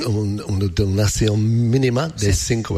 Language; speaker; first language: Spanish; non-native, learner; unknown